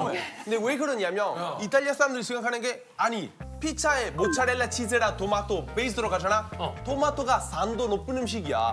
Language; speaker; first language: Korean; non-native, fluent; Italian